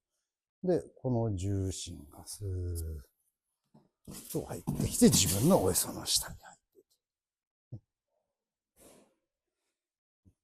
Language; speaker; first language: Japanese; native; Japanese